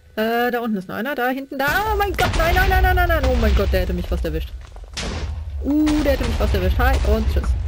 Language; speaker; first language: German; native; German